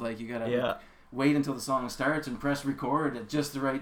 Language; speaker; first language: English; native; English